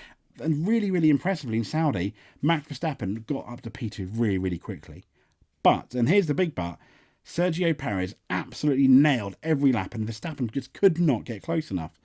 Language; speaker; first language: English; native; English